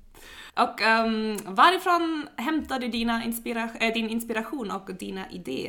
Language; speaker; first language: Swedish; non-native, fluent; German